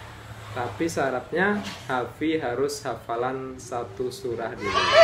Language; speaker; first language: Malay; non-native, local second language; Javanese